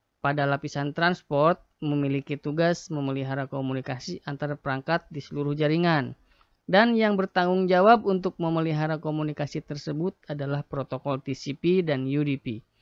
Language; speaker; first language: Indonesian; native; Indonesian